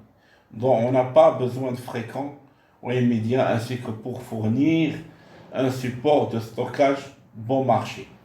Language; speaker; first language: French; non-native, local second language; Arabic